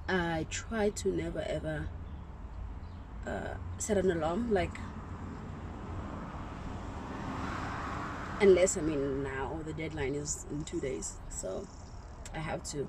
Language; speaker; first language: English; non-native, local second language; Zulu